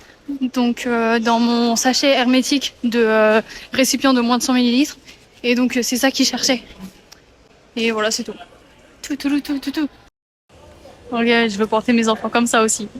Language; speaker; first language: French; native; French